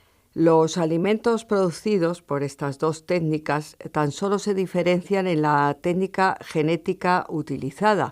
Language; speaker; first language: Spanish; native; Spanish